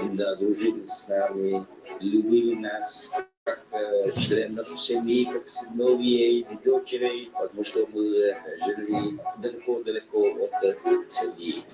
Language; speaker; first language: Russian; non-native, fluent; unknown